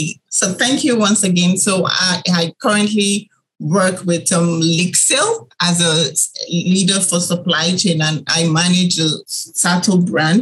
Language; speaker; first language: English; non-native, local second language; Yoruba